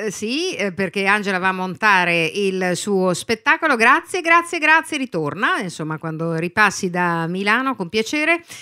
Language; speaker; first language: Italian; native; Italian